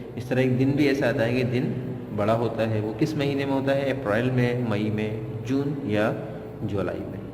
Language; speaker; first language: Urdu; native; Urdu